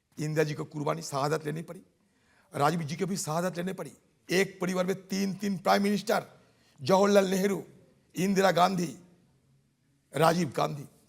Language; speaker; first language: Hindi; non-native, local second language; Bangla